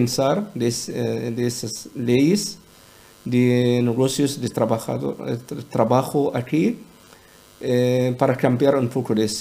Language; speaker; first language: Spanish; non-native, learner; Arabic